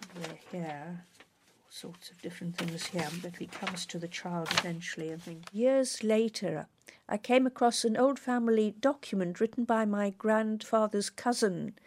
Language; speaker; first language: English; native; English